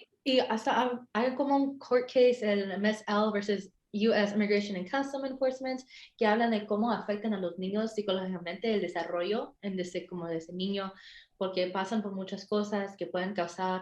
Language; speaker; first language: Spanish; early bilingual, heritage; Spanish